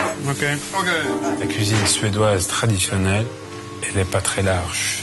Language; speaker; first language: French; non-native, fluent; Swedish